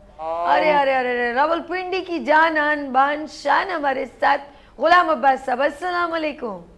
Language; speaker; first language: Urdu; native; Urdu